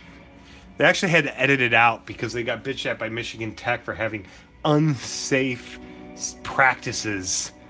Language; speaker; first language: English; native; English